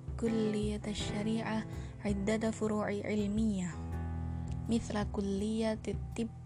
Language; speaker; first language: Arabic; non-native, learner; Indonesian